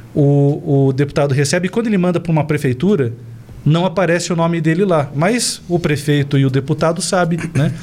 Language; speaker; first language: Portuguese; native; Portuguese